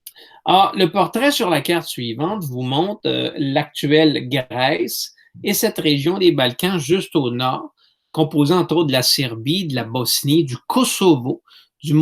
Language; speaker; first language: French; native; French